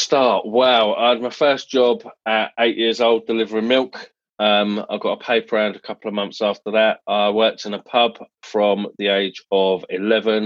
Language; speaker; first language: English; native; English